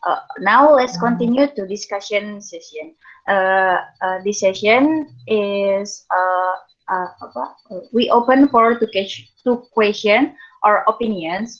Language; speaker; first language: English; non-native, learner; Indonesian